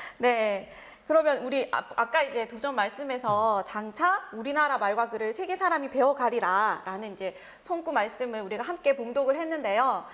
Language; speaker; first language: Korean; native; Korean